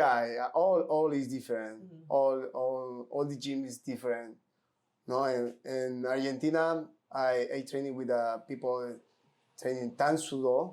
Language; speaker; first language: English; non-native, learner; Spanish